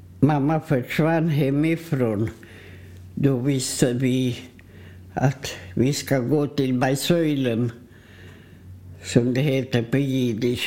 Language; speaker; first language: Swedish; non-native, fluent; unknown